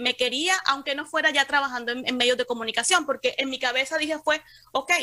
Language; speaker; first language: Spanish; native; Spanish